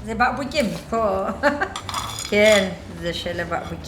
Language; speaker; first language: Hebrew; non-native, fluent; Amharic